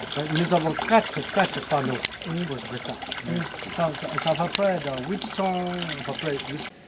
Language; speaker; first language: French; non-native, learner; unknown